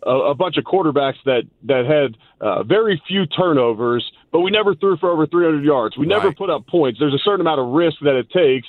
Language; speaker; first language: English; native; English